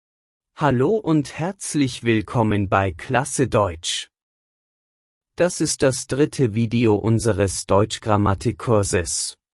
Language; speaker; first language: German; non-native, fluent; Persian